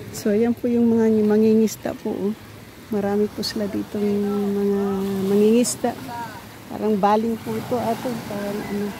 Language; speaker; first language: Filipino; non-native, local second language; Cebuano